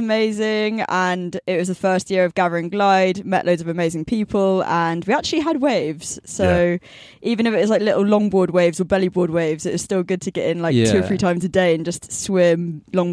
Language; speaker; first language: English; native; English